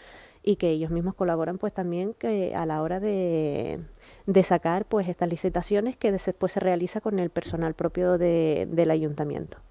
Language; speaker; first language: Spanish; native; Spanish